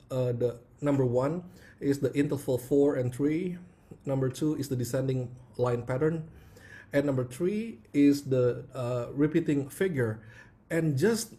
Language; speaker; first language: English; non-native, fluent; Indonesian